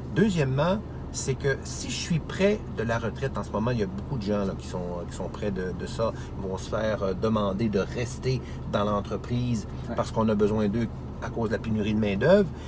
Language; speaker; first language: French; native; French